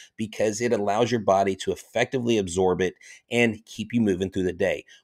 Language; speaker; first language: English; native; English